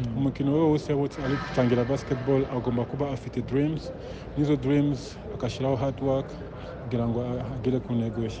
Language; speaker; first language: Kinyarwanda; non-native, fluent; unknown